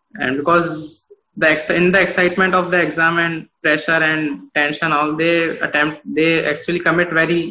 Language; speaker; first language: English; non-native, local second language; Hindi